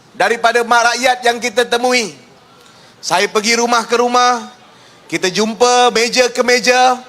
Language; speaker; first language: Malay; native; Malay